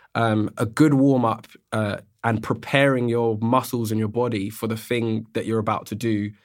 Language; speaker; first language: English; native; English